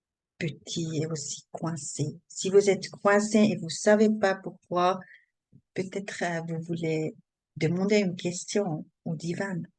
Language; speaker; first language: French; non-native, learner; German